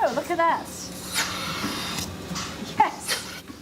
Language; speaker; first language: English; native; English